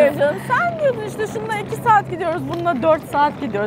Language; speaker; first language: Turkish; native; Turkish